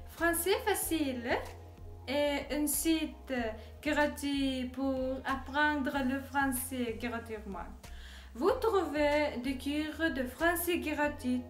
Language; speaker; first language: French; non-native, learner; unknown